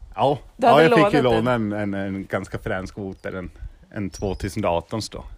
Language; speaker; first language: Swedish; non-native, fluent; German